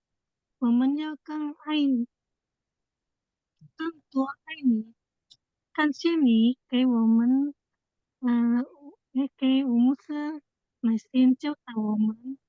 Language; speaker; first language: Chinese; non-native, learner; Indonesian